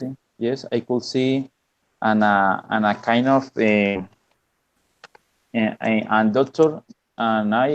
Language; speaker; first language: English; non-native, learner; Spanish